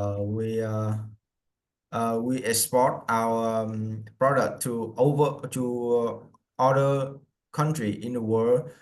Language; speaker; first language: English; non-native, learner; Vietnamese